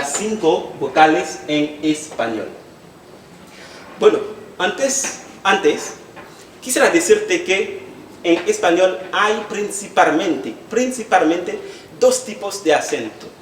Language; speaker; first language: Spanish; non-native, fluent; Haitian Creole